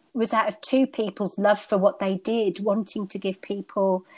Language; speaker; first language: English; native; English